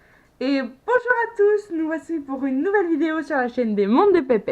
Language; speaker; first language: French; native; French